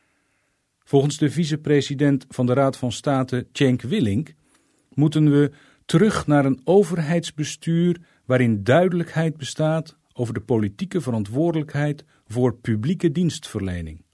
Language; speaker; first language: Dutch; native; Dutch